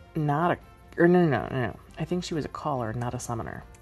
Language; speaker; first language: English; native; English